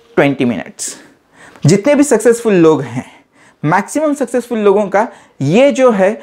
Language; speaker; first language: Hindi; non-native, local second language; Marathi